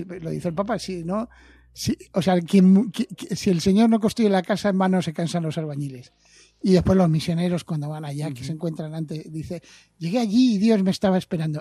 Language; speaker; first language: Spanish; native; Spanish